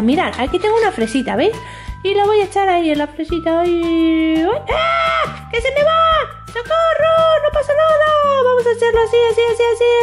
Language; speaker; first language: Spanish; native; Spanish